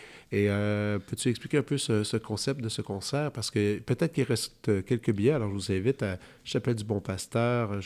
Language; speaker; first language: French; native; French